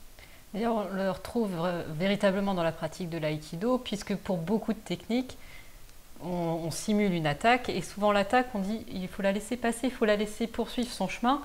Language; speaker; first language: French; native; French